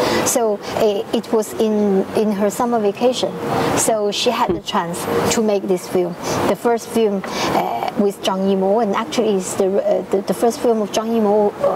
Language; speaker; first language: English; non-native, fluent; Chinese